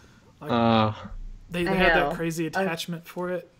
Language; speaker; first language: English; native; English